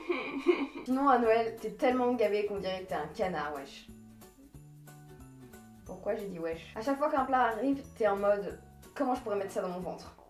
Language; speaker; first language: French; native; French